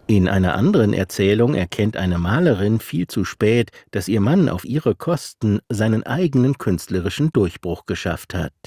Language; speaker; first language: German; native; German